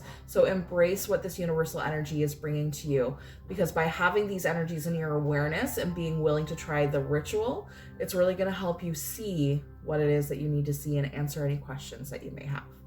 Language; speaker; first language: English; native; English